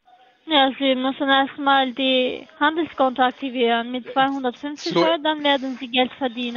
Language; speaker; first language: German; non-native, learner; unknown